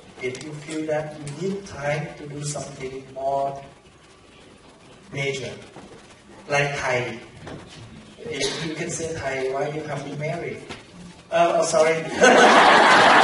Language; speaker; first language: English; non-native, fluent; Vietnamese